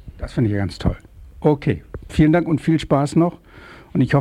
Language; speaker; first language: German; native; German